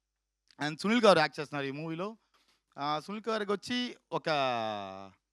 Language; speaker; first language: Telugu; non-native, learner; Tamil